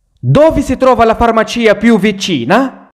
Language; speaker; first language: Italian; non-native, fluent; Arabic